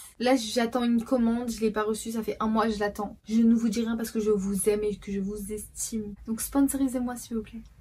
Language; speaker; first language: French; early bilingual, other home language; Portuguese